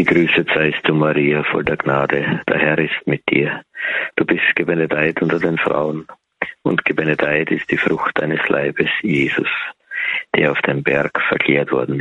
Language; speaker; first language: German; native; German